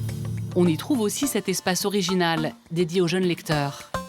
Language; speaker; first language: French; native; French